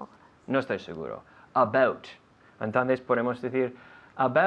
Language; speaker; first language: Spanish; non-native, fluent; English